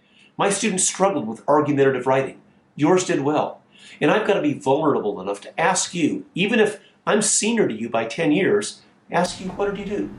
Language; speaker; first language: English; native; English